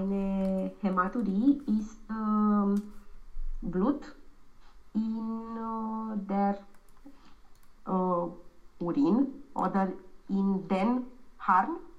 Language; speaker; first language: German; non-native, learner; Romanian